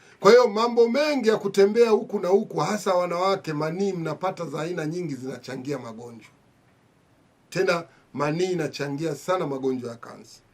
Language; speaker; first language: Swahili; native; Swahili